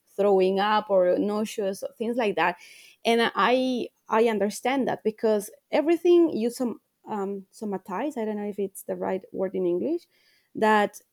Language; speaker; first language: English; non-native, fluent; Spanish